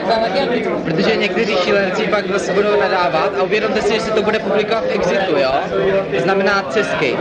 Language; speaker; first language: Czech; native; Czech